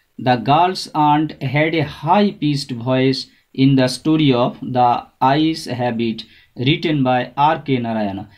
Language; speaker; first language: English; non-native, local second language; Bangla